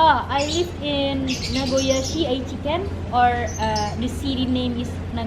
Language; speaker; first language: English; non-native, fluent; Indonesian